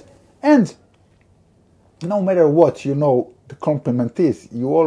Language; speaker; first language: English; non-native, fluent; Croatian